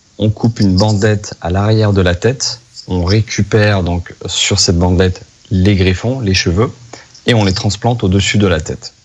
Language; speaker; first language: French; native; French